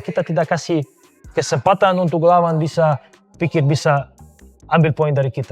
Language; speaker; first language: Indonesian; non-native, fluent; Serbian